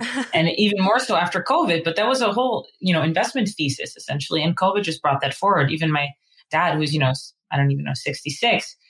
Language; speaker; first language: English; non-native, fluent; Dutch